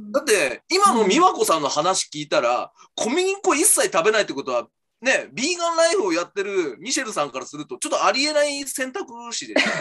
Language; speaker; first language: Japanese; native; Japanese